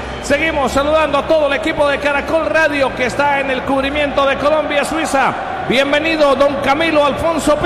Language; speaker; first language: Spanish; native; Spanish